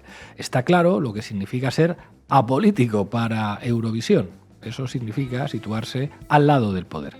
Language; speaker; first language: Spanish; native; Spanish